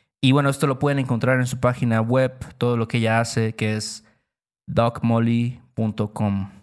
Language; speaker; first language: Spanish; native; Spanish